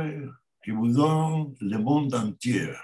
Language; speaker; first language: French; non-native, learner; Spanish